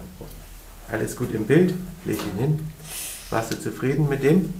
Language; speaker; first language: German; native; German